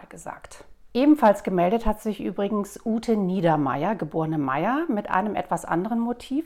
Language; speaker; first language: German; native; German